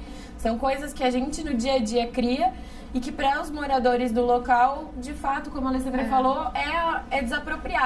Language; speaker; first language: Portuguese; native; Portuguese